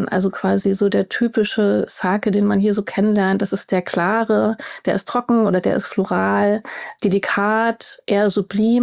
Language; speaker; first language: German; native; German